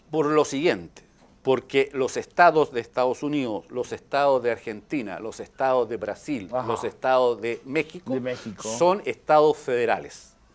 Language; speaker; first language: Spanish; native; Spanish